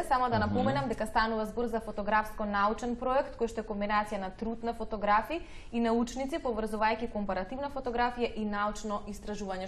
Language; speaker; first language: Macedonian; native; Macedonian